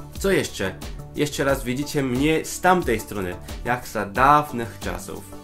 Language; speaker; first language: Polish; non-native, fluent; Cantonese